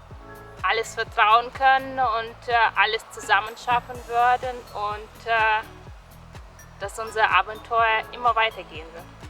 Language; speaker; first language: German; non-native, fluent; Russian